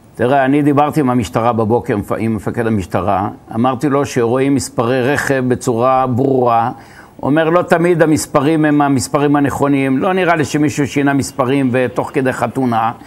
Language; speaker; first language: Hebrew; native; Hebrew